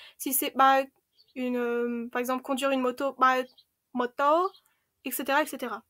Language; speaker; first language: French; early bilingual, other home language; Khmer